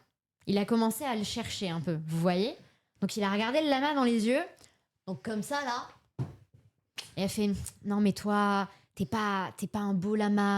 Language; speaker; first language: French; native; French